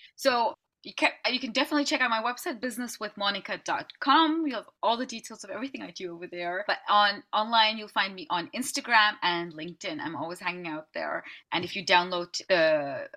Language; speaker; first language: English; early bilingual, other home language; Dutch